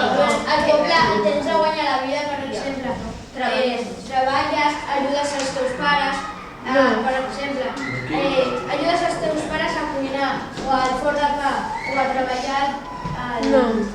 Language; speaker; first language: Catalan; non-native, local second language; Spanish